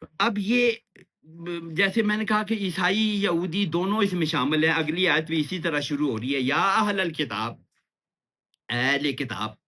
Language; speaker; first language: Urdu; non-native, local second language; Pashto